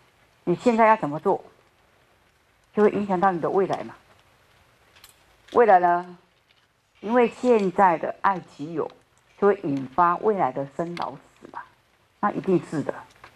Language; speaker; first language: Chinese; native; Chinese